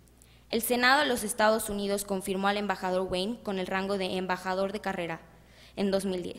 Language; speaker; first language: Spanish; native; Spanish